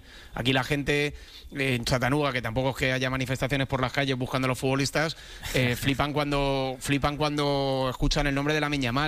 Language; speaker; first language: Spanish; native; Spanish